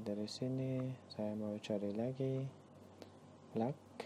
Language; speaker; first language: Indonesian; non-native, learner; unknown